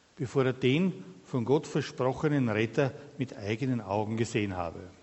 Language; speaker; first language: German; native; German